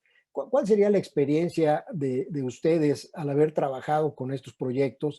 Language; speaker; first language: Spanish; native; Spanish